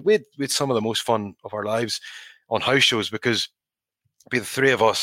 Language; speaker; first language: English; native; English